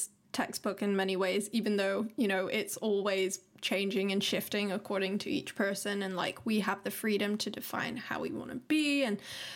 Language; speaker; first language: English; non-native, local second language; Cantonese